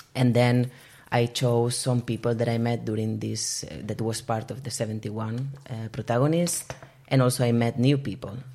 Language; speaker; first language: English; non-native, fluent; Spanish